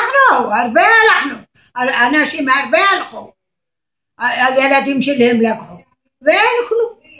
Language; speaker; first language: Hebrew; non-native, learner; Arabic